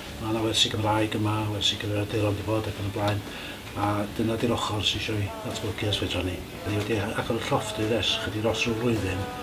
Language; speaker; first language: Welsh; native; Welsh